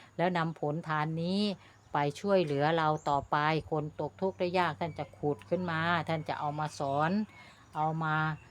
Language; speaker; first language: Thai; native; Thai